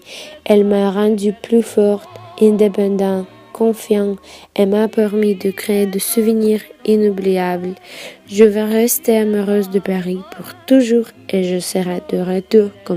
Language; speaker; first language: French; non-native, fluent; Russian